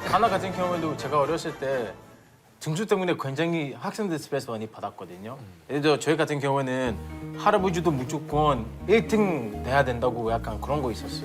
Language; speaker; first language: Korean; non-native, fluent; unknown